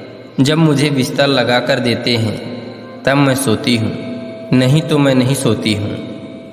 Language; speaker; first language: Hindi; native; Hindi